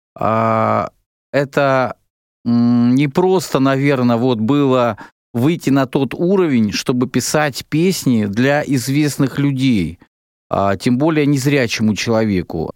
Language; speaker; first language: Russian; native; Russian